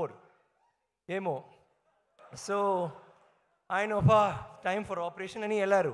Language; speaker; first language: Telugu; non-native, learner; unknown